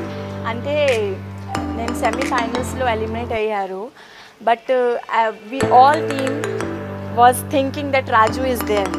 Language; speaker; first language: Telugu; non-native, local second language; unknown